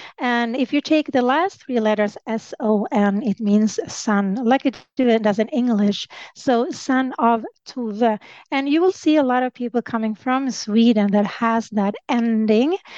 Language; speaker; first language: English; non-native, fluent; Swedish